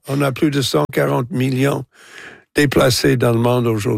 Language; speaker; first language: French; non-native, local second language; English